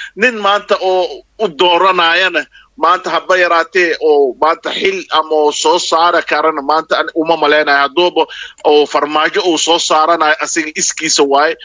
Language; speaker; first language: Somali; non-native, local second language; Maay